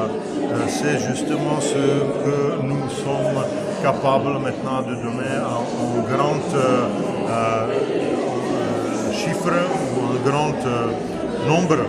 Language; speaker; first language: French; non-native, fluent; Czech